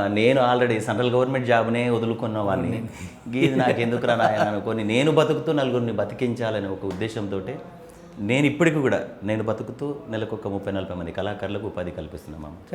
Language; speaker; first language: Telugu; non-native, local second language; Lambadi